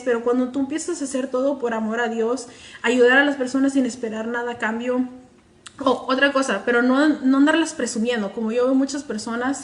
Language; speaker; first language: Spanish; native; Spanish